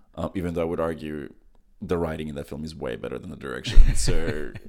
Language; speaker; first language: English; early bilingual, other home language; Macedonian